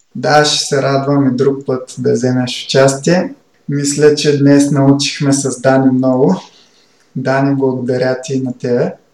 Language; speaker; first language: Bulgarian; native; Bulgarian